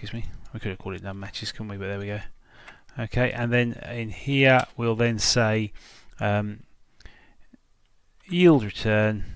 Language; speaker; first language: English; native; English